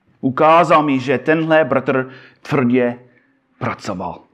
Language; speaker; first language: Czech; non-native, fluent; English